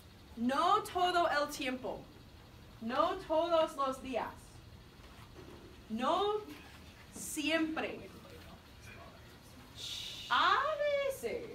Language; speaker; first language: Spanish; non-native, fluent; English